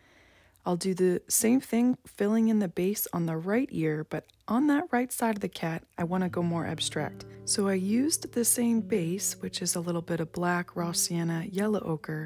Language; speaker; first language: English; native; English